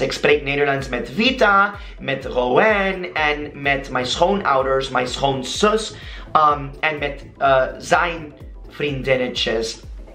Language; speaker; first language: Dutch; non-native, learner; Spanish